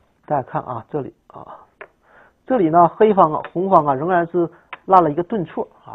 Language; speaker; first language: Chinese; native; Chinese